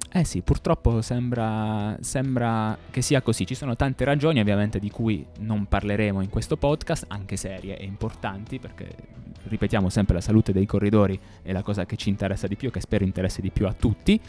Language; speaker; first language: Italian; native; Italian